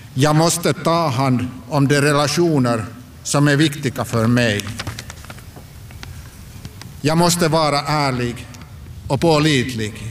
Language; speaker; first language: Swedish; non-native, local second language; Finnish